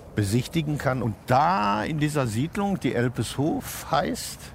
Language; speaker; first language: German; native; German